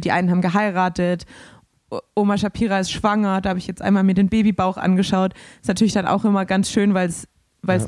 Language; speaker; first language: German; native; German